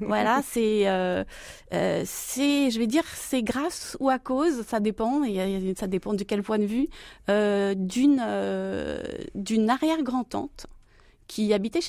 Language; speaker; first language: French; native; French